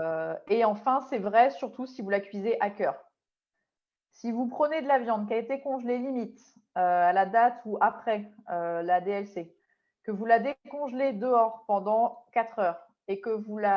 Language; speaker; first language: French; native; French